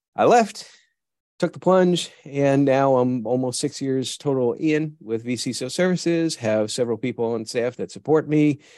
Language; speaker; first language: English; native; English